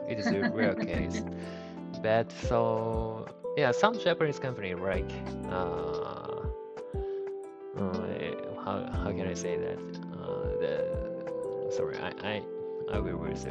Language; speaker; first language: English; non-native, learner; Japanese